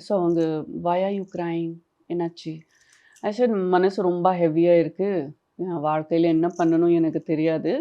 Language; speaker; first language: Tamil; non-native, local second language; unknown